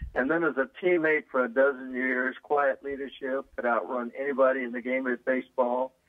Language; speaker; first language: English; native; English